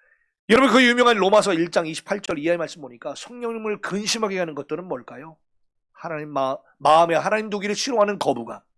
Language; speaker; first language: Korean; native; Korean